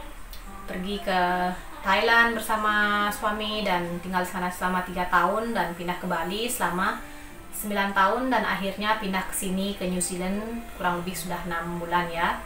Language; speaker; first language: Indonesian; non-native, local second language; Balinese